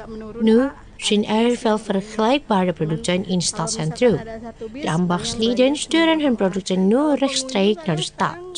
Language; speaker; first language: Dutch; non-native, fluent; Indonesian